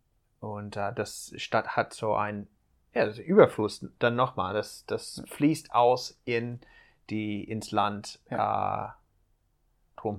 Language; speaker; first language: German; non-native, fluent; English